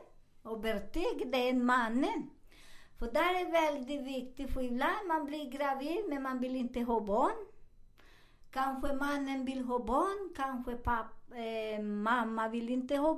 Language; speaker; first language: Swedish; non-native, learner; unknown